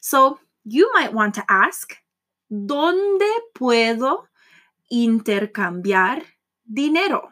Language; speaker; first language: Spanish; non-native, fluent; English